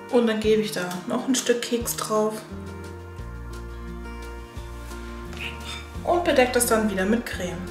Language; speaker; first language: German; native; German